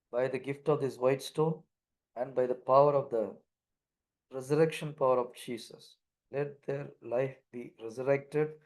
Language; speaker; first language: English; non-native, local second language; Tamil